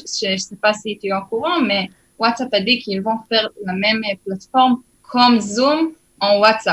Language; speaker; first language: French; early bilingual, heritage; Hebrew